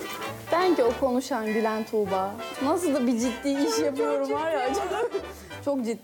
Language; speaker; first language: Turkish; native; Turkish